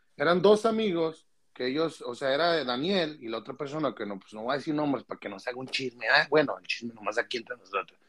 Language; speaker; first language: Spanish; early bilingual, heritage; Spanish